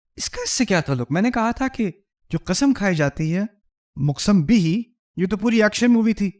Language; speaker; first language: Urdu; early bilingual, heritage; Urdu